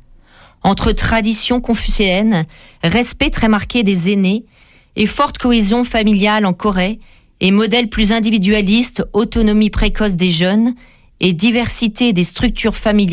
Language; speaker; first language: French; native; French